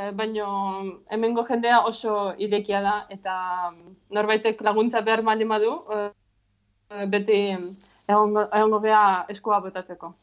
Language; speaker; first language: Basque; non-native, fluent; Ukrainian